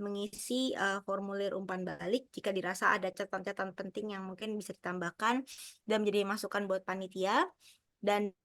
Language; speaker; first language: Indonesian; native; Indonesian